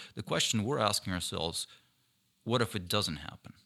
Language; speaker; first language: English; non-native, fluent; Ukrainian